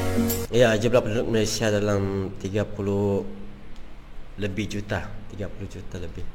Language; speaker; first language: Malay; native; Malay